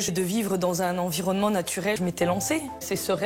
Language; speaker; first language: French; native; French